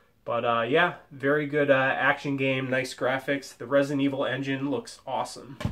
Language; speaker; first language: English; native; English